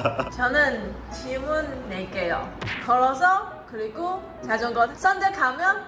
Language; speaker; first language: Korean; non-native, learner; Chinese